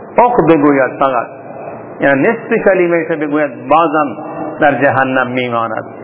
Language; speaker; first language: Persian; non-native, local second language; Baluchi